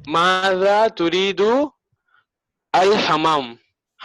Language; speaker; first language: Arabic; non-native, learner; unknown